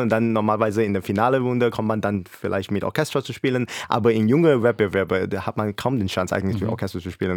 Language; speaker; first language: German; non-native, fluent; English